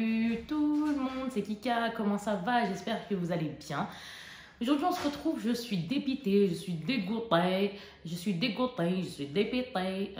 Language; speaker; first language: French; native; French